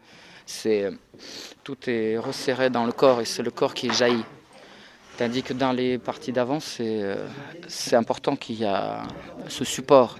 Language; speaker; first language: French; non-native, fluent; Russian